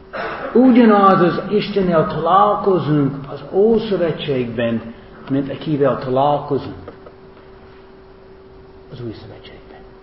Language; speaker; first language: Hungarian; non-native, fluent; English